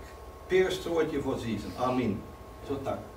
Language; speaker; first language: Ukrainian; non-native, learner; English